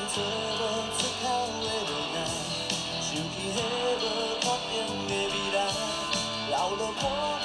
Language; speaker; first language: Chinese; non-native, local second language; Min Nan Chinese